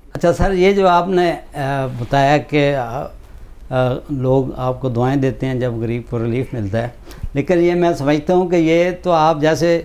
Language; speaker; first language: Urdu; non-native, local second language; Punjabi